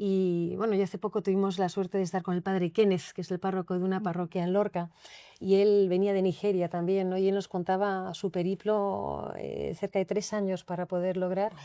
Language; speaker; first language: Spanish; native; Spanish